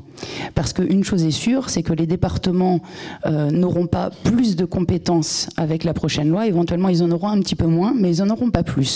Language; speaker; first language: French; native; French